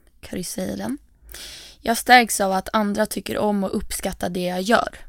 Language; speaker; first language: Swedish; native; Swedish